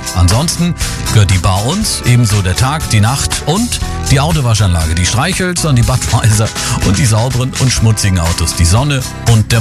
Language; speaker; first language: German; native; German